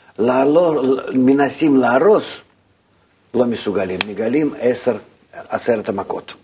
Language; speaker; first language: Hebrew; native; Hebrew